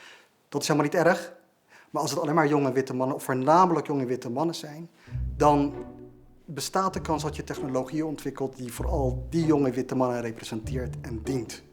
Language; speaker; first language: Dutch; native; Dutch